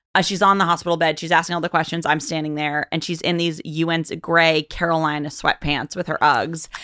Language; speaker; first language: English; native; English